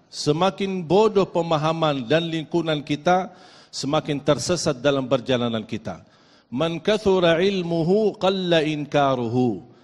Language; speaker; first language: Malay; non-native, fluent; Arabic